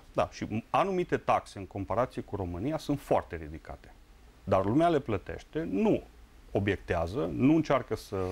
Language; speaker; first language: Romanian; native; Romanian